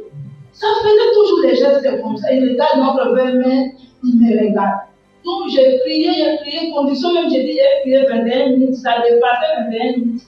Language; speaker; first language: French; non-native, local second language; Kongo